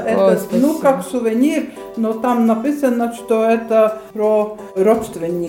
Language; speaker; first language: Russian; non-native, local second language; Latvian